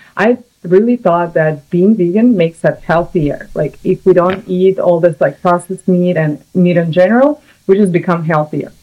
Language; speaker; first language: English; non-native, fluent; Russian